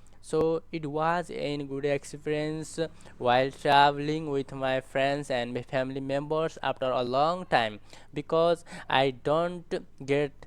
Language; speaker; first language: English; non-native, learner; Nepali